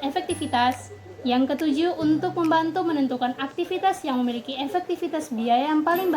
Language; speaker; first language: Indonesian; native; Indonesian